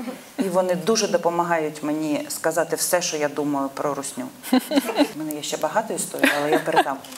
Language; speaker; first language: Ukrainian; non-native, local second language; Russian